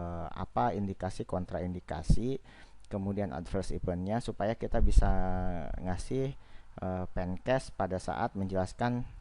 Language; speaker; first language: Indonesian; native; Indonesian